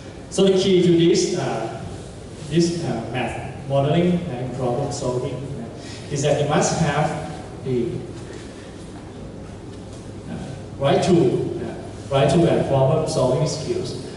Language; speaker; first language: English; non-native, fluent; Thai